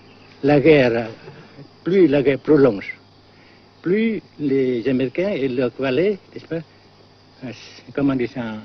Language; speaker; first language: French; non-native, local second language; Vietnamese